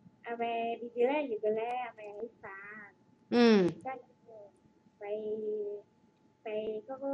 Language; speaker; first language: Cantonese; non-native, learner; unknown